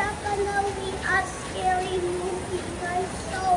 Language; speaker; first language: English; non-native, local second language; Filipino